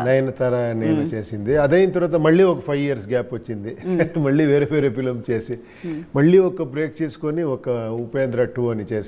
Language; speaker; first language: Telugu; non-native, local second language; Kannada